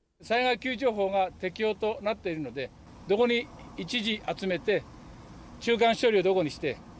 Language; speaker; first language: Japanese; native; Japanese